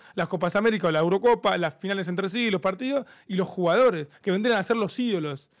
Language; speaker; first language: Spanish; native; Spanish